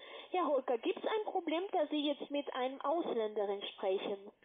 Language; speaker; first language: German; non-native, learner; French